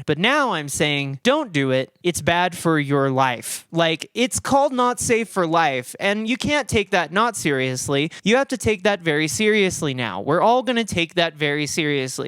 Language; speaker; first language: English; native; English